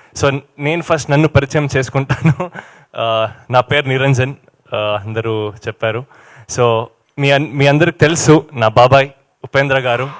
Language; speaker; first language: Telugu; non-native, learner; Kannada